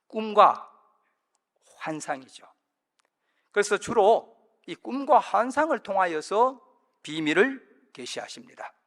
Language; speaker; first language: Korean; native; Korean